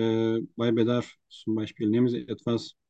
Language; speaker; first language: German; non-native, fluent; Turkish